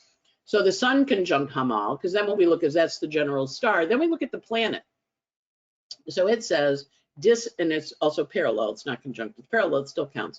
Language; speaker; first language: English; native; English